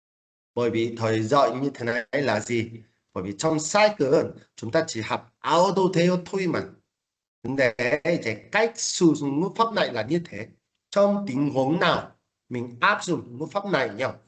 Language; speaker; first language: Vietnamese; non-native, fluent; Korean